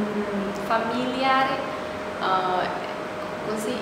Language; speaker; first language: Italian; non-native, learner; Vietnamese